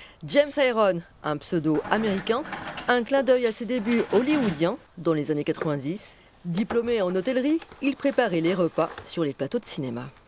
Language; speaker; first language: French; native; French